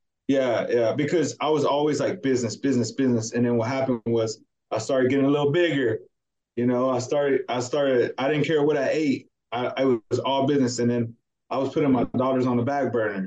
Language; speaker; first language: English; early bilingual, other home language; Spanish